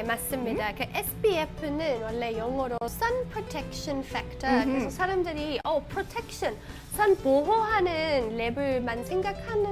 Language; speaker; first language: Korean; non-native, fluent; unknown